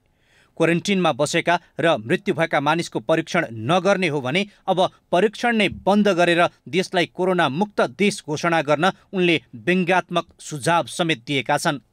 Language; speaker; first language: Nepali; native; Nepali